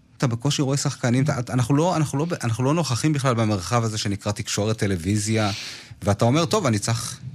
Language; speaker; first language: Hebrew; early bilingual, other home language; Amharic